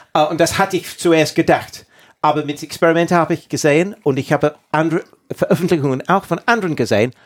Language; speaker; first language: German; non-native, fluent; English